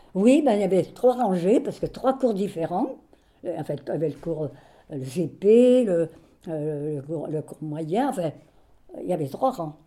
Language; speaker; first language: French; native; French